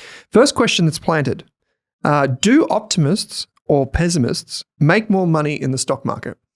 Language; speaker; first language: English; native; English